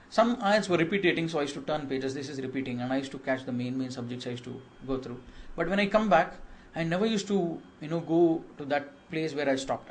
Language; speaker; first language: English; non-native, local second language; Kannada